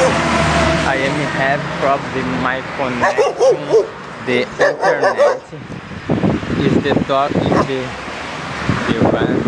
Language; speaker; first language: English; non-native, learner; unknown